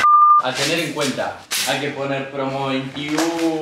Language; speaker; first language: Spanish; native; Spanish